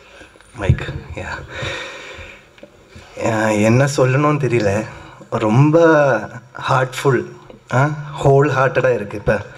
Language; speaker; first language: Tamil; non-native, learner; Malayalam